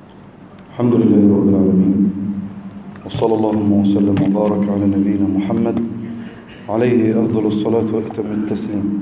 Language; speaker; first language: Arabic; native; Arabic